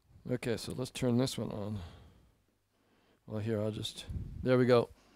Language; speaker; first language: English; native; English